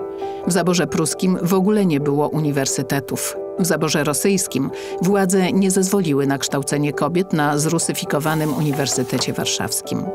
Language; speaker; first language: Polish; native; Polish